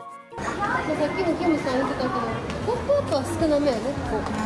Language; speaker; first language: Japanese; native; Japanese